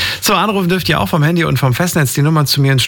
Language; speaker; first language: German; native; German